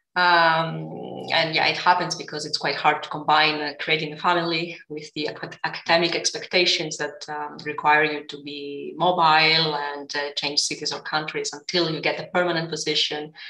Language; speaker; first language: English; non-native, fluent; Greek